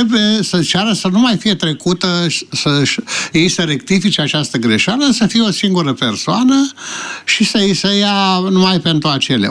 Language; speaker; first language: Romanian; native; Romanian